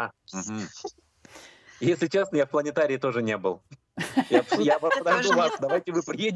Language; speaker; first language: Russian; native; Russian